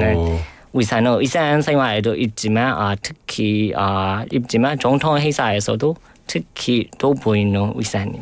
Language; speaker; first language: Korean; non-native, learner; Burmese